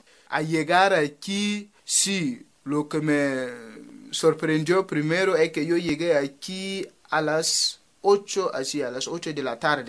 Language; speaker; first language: Spanish; non-native, fluent; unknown